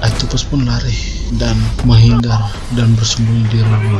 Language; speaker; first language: Indonesian; native; Indonesian